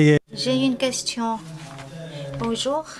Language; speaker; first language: French; non-native, fluent; Chinese